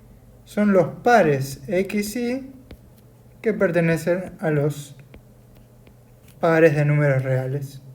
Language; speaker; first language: Spanish; native; Spanish